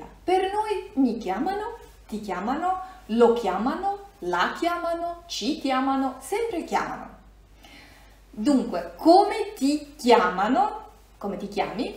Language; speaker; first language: Italian; non-native, fluent; Russian